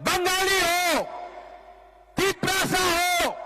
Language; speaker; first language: Hindi; non-native, local second language; Kok Borok